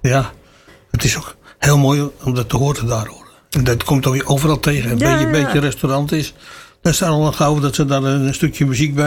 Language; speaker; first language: Dutch; native; Dutch